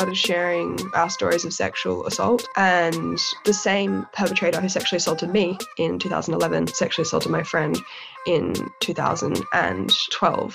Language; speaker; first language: English; native; English